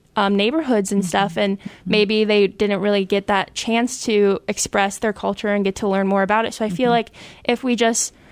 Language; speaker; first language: English; native; English